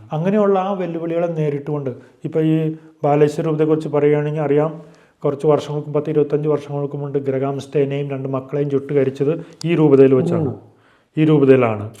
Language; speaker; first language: Malayalam; native; Malayalam